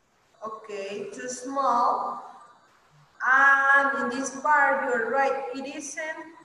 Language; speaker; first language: English; non-native, fluent; Spanish